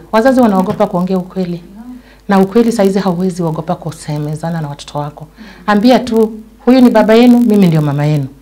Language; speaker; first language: Swahili; non-native, local second language; Luyia